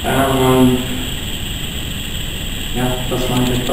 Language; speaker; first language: German; non-native, fluent; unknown